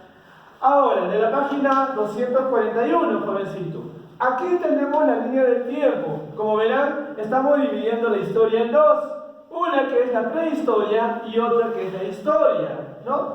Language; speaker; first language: Spanish; native; Spanish